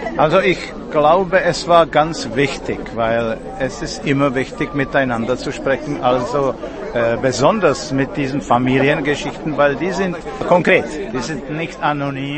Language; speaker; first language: German; non-native, fluent; Czech